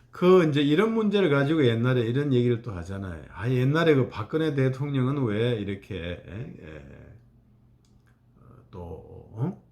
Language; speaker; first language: Korean; native; Korean